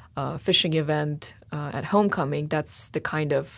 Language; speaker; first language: English; non-native, fluent; Russian